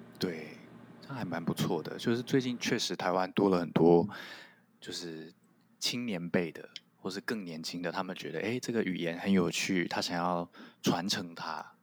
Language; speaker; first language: Chinese; non-native, local second language; Min Nan Chinese